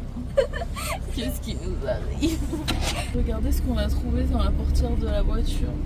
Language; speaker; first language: French; native; French